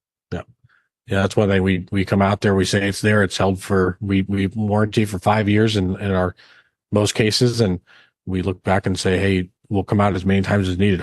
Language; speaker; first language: English; native; English